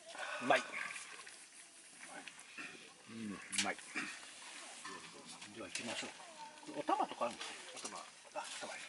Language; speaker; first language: Japanese; native; Japanese